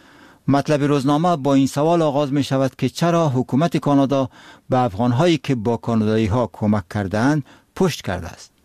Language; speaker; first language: Persian; native; Persian